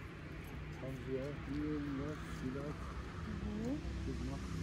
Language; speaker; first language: German; non-native, learner; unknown